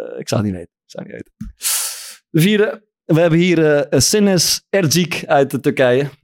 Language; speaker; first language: Dutch; native; Dutch